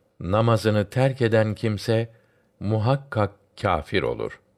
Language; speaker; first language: Turkish; native; Turkish